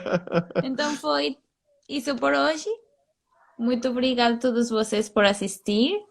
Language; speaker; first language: Portuguese; non-native, fluent; Spanish